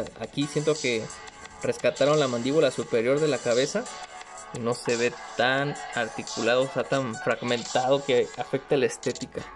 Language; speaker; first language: Spanish; native; Spanish